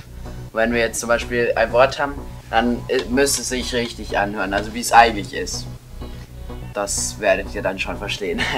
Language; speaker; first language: German; native; German